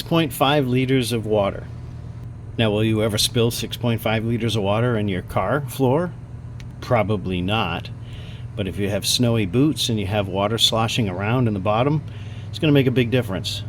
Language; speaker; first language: English; native; English